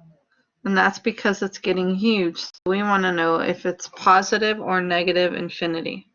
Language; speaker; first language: English; native; English